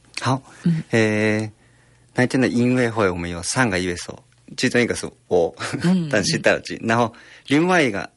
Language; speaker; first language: Chinese; non-native, fluent; Japanese